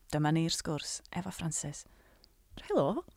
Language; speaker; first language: Welsh; native; Welsh